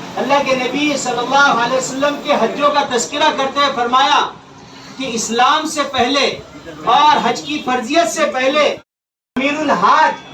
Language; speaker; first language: Urdu; native; Urdu